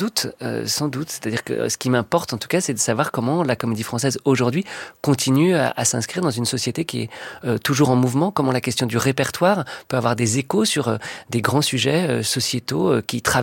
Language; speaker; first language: French; native; French